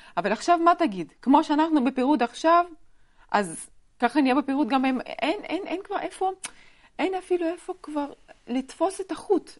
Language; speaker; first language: Hebrew; non-native, fluent; Russian